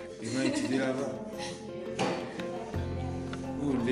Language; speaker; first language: French; non-native, learner; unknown